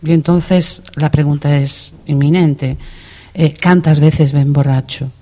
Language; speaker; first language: Spanish; non-native, local second language; Galician